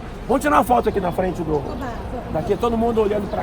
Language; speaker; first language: Portuguese; native; Portuguese